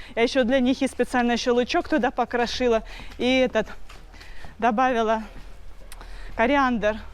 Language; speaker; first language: Russian; native; Russian